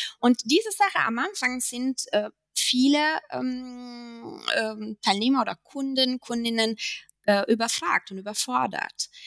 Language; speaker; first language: German; non-native, fluent; Italian